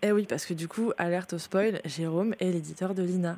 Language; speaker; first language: French; native; French